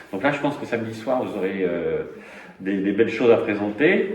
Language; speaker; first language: French; native; French